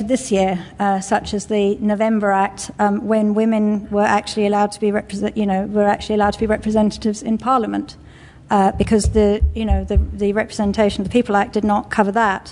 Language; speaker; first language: English; native; English